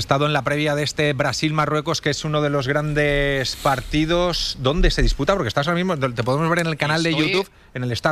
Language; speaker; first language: Spanish; native; Spanish